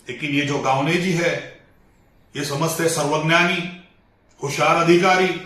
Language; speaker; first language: Hindi; non-native, local second language; Marathi